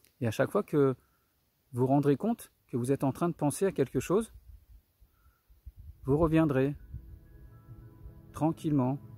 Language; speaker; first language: French; native; French